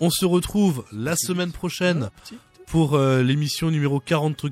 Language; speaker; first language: French; native; French